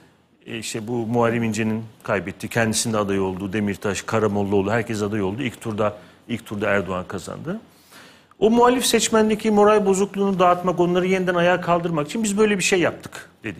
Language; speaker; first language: Turkish; native; Turkish